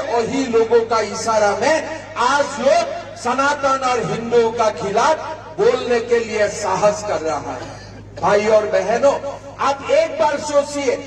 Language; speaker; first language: Hindi; non-native, local second language; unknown